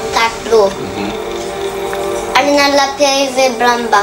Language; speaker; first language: Polish; early bilingual, heritage; Polish